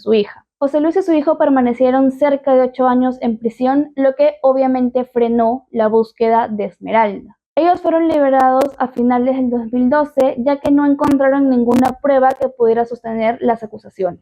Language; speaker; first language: Spanish; native; Spanish